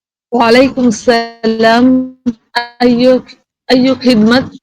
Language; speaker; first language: Arabic; non-native, learner; Bangla